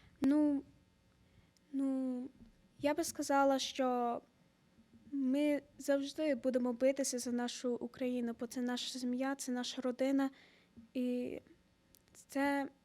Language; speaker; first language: Ukrainian; early bilingual, heritage; Ukrainian